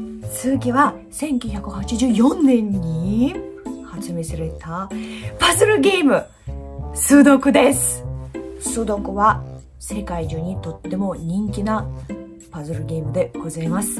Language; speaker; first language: Japanese; non-native, fluent; Russian